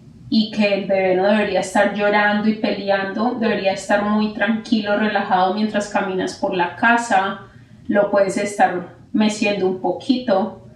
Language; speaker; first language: Spanish; native; Spanish